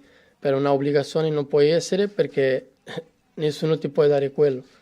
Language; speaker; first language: Italian; non-native, fluent; Portuguese